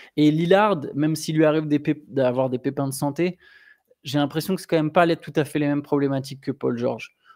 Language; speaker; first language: French; native; French